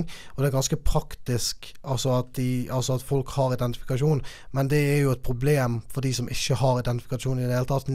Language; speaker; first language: Norwegian; native; Norwegian